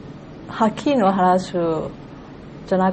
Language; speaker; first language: Japanese; non-native, learner; Cantonese